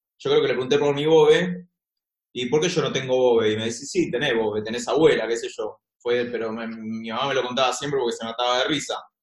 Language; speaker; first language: Spanish; native; Spanish